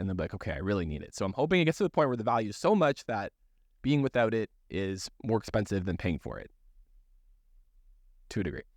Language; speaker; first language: English; native; English